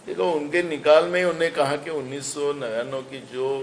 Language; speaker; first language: Hindi; non-native, local second language; Marathi